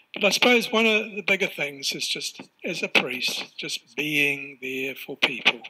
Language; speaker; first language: English; native; English